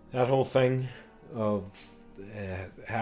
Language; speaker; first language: English; native; English